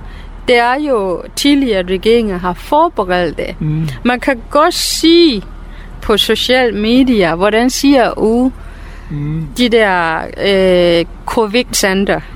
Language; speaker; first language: Danish; non-native, fluent; Burmese